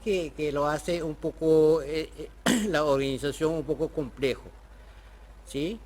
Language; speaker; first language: Spanish; non-native, fluent; Papiamento